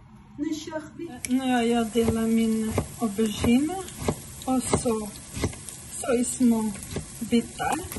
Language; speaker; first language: Swedish; non-native, fluent; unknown